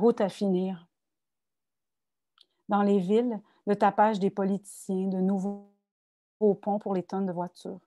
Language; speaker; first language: French; native; French